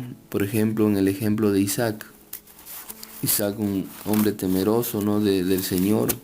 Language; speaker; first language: Spanish; native; Spanish